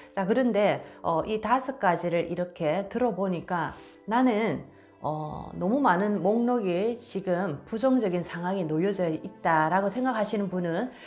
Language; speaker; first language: Korean; native; Korean